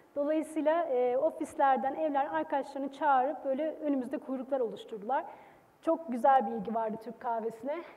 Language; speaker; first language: Turkish; native; Turkish